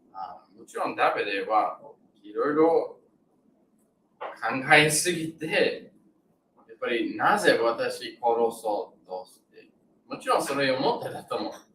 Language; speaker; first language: Japanese; non-native, learner; English